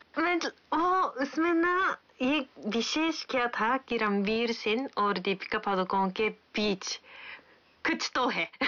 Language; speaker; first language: Hindi; non-native, fluent; Japanese